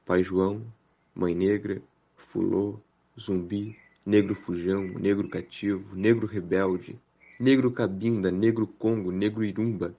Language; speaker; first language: Portuguese; native; Portuguese